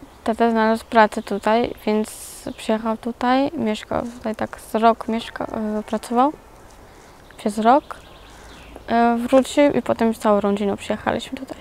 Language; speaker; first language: Polish; early bilingual, other home language; Georgian